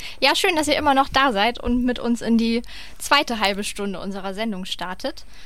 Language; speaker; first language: German; native; German